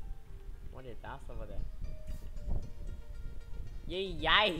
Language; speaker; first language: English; non-native, learner; Vietnamese